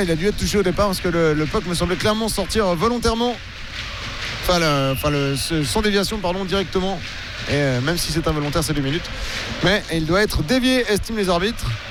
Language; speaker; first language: French; native; French